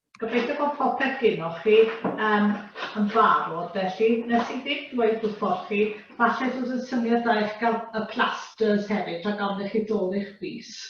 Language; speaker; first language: Welsh; native; Welsh